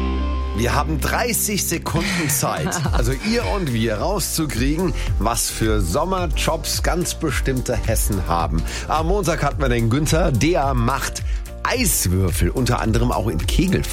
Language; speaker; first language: German; native; German